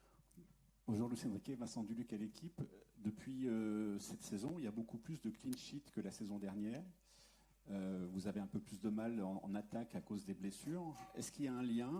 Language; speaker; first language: French; native; French